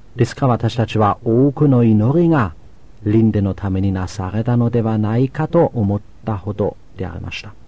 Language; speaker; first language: Japanese; non-native, fluent; German